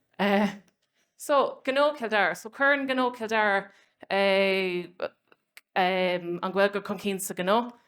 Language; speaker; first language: Irish; non-native, local second language; English